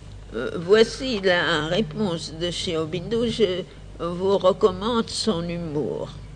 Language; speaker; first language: French; native; French